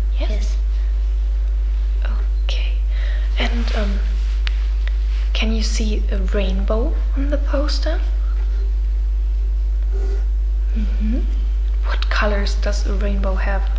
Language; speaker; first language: English; non-native, fluent; German